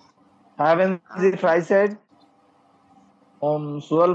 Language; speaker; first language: German; non-native, learner; Bangla